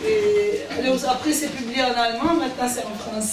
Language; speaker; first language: French; non-native, fluent; Turkish